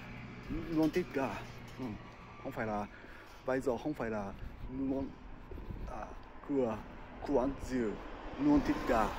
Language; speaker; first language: Vietnamese; non-native, learner; Japanese